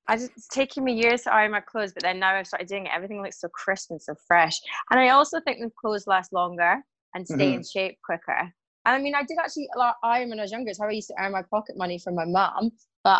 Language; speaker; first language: English; native; English